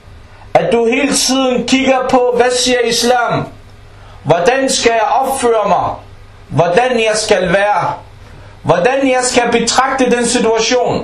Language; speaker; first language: Danish; non-native, fluent; Arabic